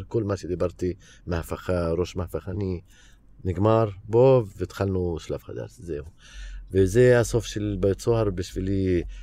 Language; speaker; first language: Hebrew; non-native, local second language; Arabic